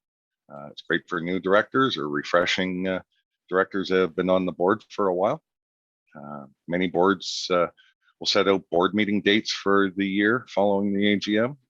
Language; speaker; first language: English; native; English